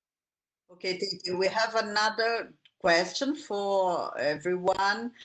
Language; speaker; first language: English; non-native, fluent; Portuguese